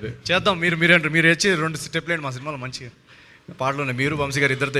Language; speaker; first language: Telugu; native; Telugu